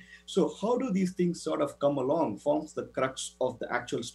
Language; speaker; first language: English; non-native, local second language; Tamil